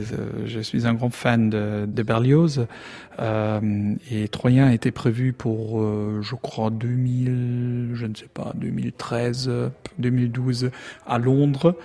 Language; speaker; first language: French; non-native, learner; German